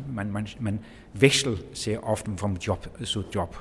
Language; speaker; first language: German; non-native, fluent; Danish